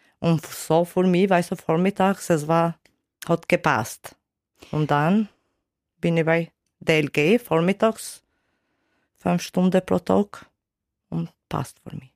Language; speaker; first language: German; non-native, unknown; Albanian